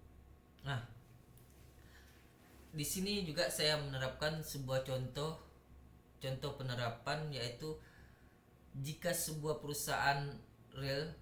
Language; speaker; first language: Indonesian; native; Indonesian